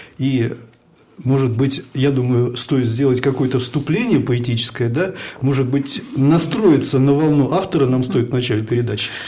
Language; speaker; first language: Russian; native; Russian